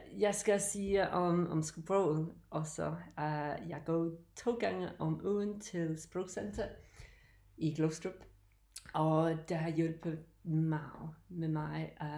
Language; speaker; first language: Danish; non-native, learner; English